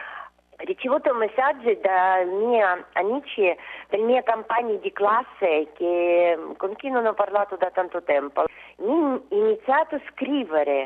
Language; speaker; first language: Italian; non-native, learner; Russian